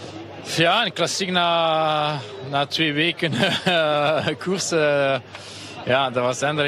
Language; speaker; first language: Dutch; non-native, local second language; French